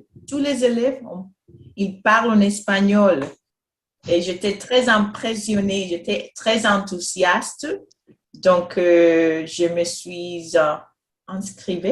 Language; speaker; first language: French; non-native, fluent; Spanish